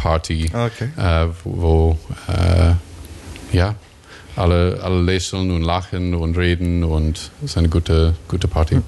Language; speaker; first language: German; non-native, fluent; English